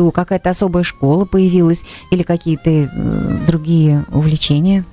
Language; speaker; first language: Russian; native; Russian